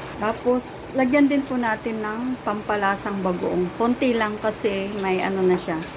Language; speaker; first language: Filipino; non-native, local second language; Iloko